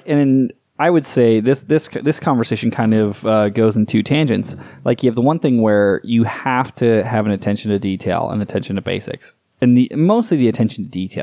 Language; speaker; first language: English; native; English